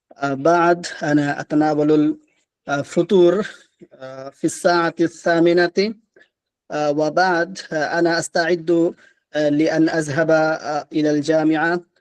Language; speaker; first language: Arabic; non-native, learner; Bangla